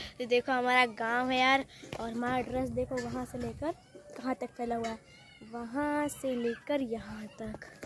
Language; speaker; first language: Hindi; native; Hindi